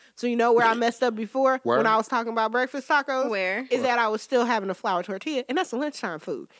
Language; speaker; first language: English; native; English